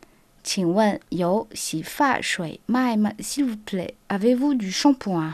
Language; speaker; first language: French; non-native, fluent; Chinese